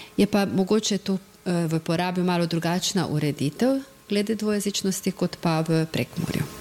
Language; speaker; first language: Slovenian; native; Slovenian